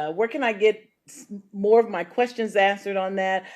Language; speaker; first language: English; native; English